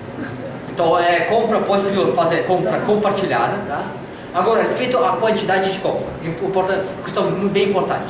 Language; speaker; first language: Portuguese; non-native, learner; Russian